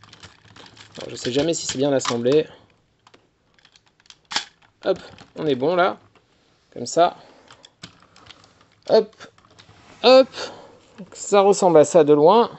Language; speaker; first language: French; native; French